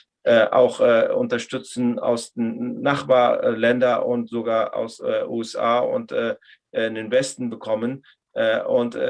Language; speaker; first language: German; non-native, fluent; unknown